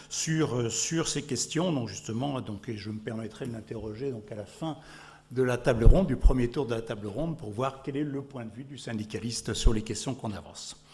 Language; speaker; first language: French; native; French